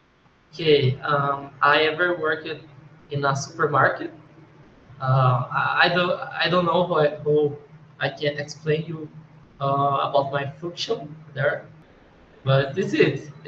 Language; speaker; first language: English; non-native, learner; Portuguese